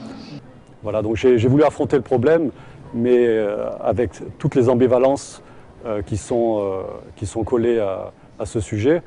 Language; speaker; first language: French; native; French